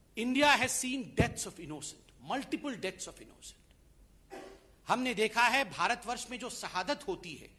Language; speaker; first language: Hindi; non-native, local second language; Odia